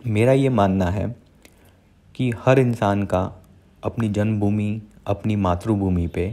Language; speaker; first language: Hindi; non-native, local second language; Gujarati